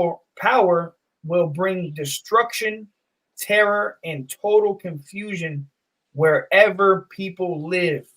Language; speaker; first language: English; native; English